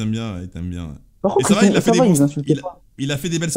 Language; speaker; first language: French; native; French